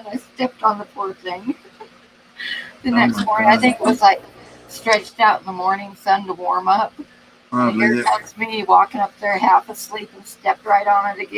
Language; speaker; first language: English; native; English